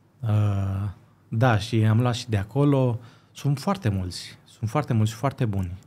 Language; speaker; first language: Romanian; early bilingual, heritage; Romanian